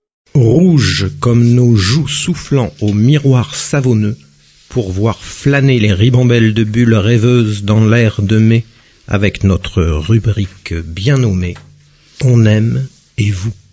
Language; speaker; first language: French; native; French